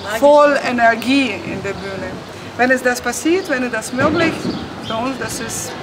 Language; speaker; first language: German; non-native, learner; Russian